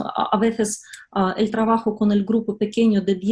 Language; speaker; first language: Spanish; non-native, fluent; Russian